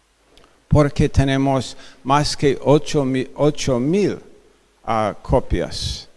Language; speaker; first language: Spanish; non-native, fluent; English